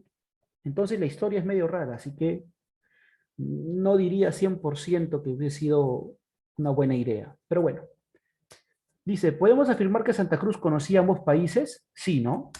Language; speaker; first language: Spanish; native; Spanish